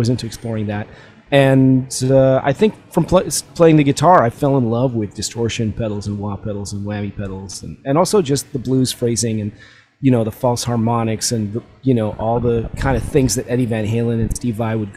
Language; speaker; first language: English; early bilingual, other home language; Russian